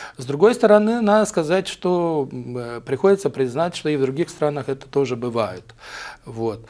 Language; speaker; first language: Russian; native; Russian